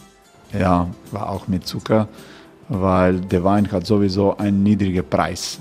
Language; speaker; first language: German; non-native, learner; Croatian